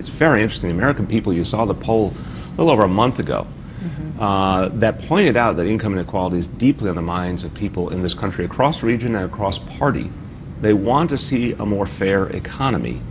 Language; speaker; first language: English; native; English